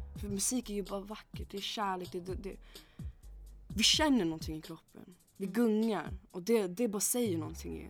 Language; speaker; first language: Swedish; early bilingual, other home language; English